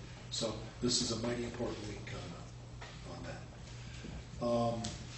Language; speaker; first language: English; native; English